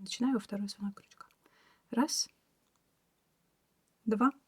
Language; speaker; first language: Russian; native; Russian